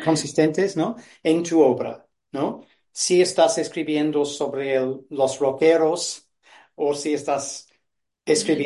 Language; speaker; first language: Spanish; non-native, fluent; English